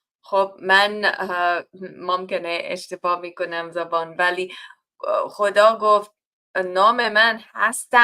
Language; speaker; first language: Persian; non-native, learner; English